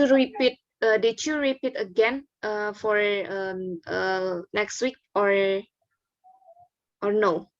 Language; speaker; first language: English; non-native, learner; Indonesian